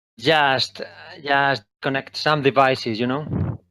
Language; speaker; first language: English; non-native, fluent; Spanish